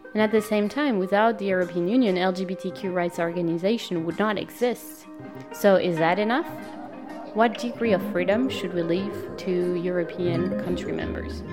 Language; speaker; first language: English; non-native, fluent; French